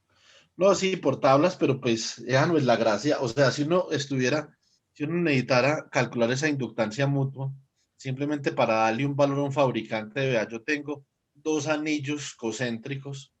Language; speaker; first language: Spanish; native; Spanish